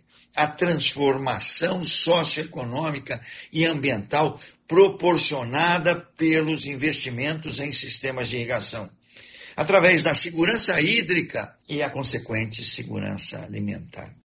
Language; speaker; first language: Portuguese; native; Portuguese